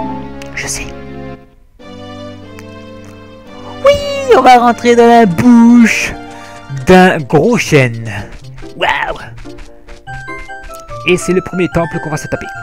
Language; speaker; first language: French; native; French